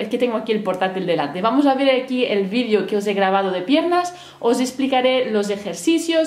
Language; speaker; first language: Spanish; native; Spanish